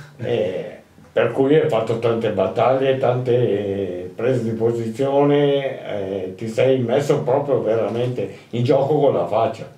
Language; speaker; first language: Italian; native; Italian